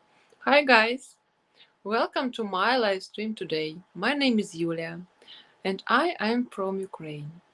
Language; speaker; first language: English; non-native, learner; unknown